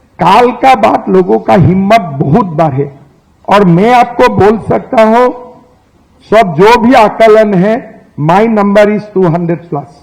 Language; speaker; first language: Hindi; non-native, local second language; Assamese